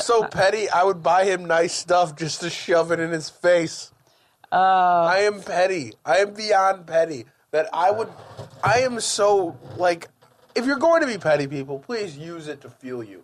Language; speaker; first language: English; native; English